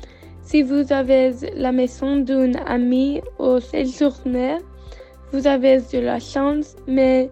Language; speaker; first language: French; non-native, learner; English